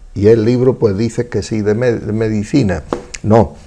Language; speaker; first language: Spanish; native; Spanish